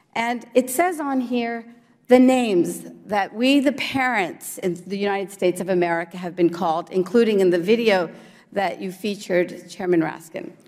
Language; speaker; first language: English; early bilingual, other home language; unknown